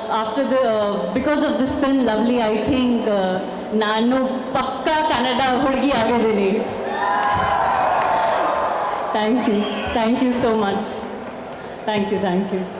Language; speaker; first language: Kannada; non-native, learner; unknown